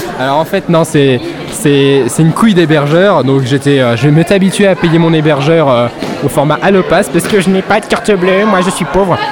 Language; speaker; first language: French; native; French